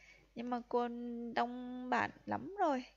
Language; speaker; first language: Vietnamese; non-native, fluent; Lao